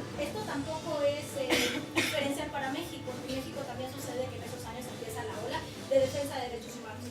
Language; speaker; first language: Spanish; native; Spanish